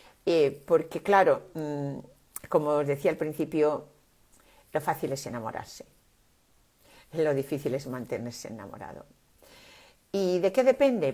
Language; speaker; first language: Spanish; native; Spanish